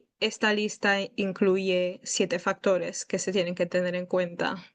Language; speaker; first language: Spanish; native; Spanish